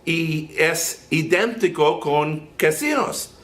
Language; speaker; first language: Spanish; non-native, learner; English